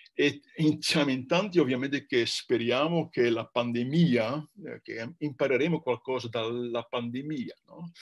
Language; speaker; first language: Italian; non-native, fluent; Dutch